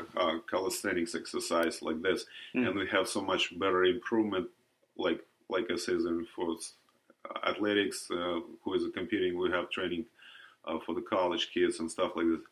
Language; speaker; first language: English; non-native, learner; Russian